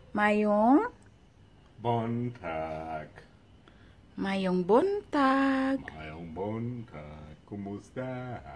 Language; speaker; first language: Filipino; non-native, local second language; Cebuano